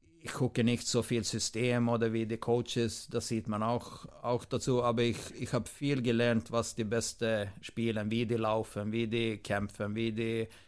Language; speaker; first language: German; non-native, fluent; Swedish